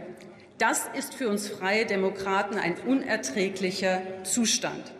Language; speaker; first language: German; native; German